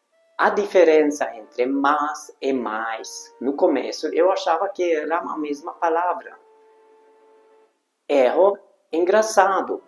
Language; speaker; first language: Portuguese; non-native, fluent; Hungarian